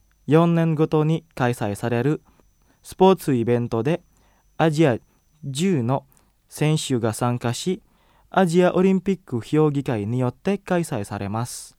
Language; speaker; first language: Japanese; non-native, fluent; Indonesian